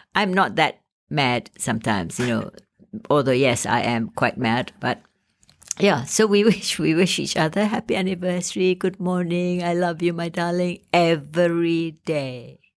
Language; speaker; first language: English; non-native, local second language; Malay